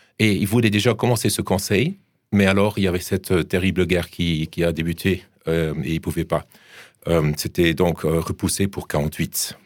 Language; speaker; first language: French; non-native, fluent; German